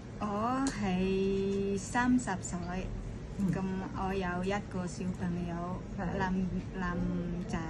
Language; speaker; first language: Cantonese; non-native, learner; Indonesian